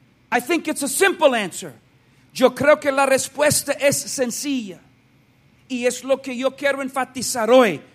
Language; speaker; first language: Spanish; non-native, fluent; English